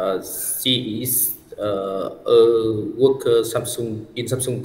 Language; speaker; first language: English; non-native, learner; Vietnamese